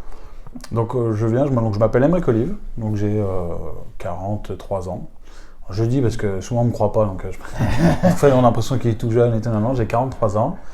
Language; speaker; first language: French; native; French